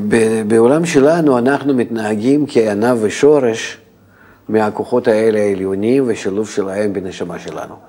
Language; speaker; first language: Hebrew; non-native, fluent; Russian